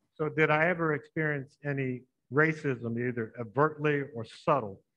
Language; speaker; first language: English; native; English